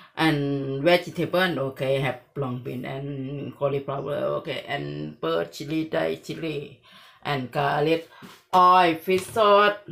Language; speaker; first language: English; non-native, learner; Thai